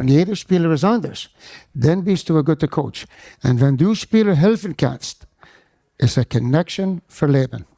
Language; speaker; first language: German; non-native, fluent; English